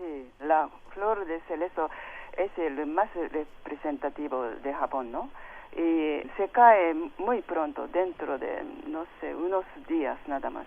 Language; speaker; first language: Spanish; non-native, fluent; Japanese